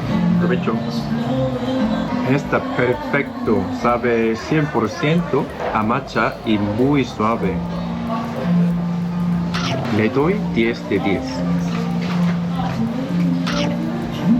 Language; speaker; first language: Spanish; non-native, fluent; Korean